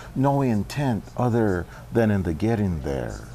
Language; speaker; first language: English; early bilingual, other home language; Spanish